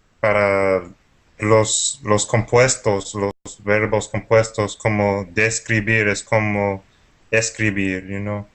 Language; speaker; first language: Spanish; non-native, fluent; English